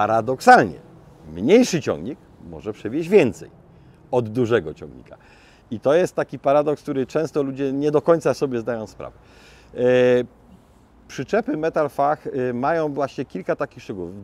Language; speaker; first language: Polish; native; Polish